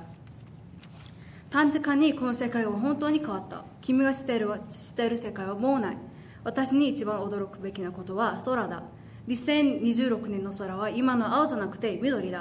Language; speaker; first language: Japanese; non-native, learner; English